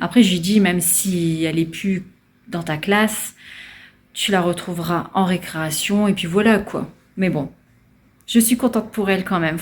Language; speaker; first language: French; native; French